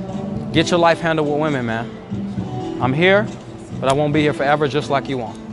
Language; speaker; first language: English; native; English